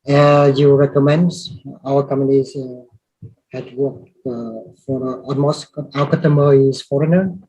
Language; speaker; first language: English; non-native, learner; Vietnamese